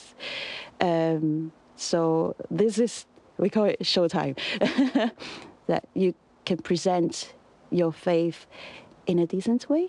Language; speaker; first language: English; non-native, local second language; Cantonese